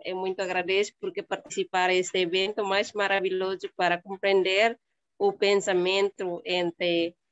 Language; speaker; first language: Portuguese; non-native, learner; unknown